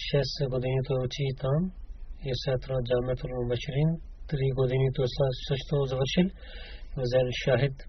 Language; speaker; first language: Bulgarian; non-native, learner; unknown